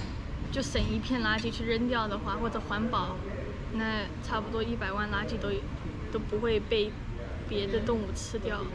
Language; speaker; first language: Chinese; early bilingual, other home language; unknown